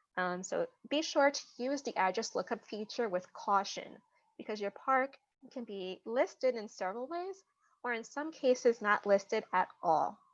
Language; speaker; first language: English; native; English